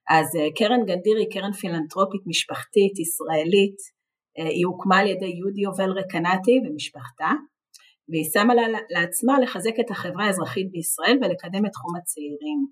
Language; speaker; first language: Hebrew; native; Hebrew